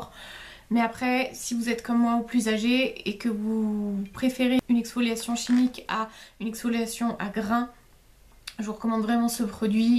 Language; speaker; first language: French; native; French